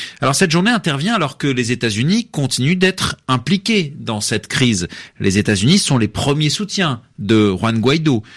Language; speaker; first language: French; native; French